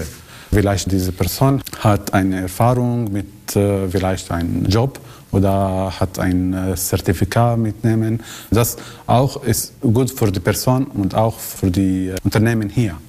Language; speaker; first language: German; non-native, learner; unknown